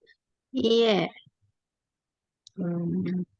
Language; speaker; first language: Japanese; non-native, learner; Indonesian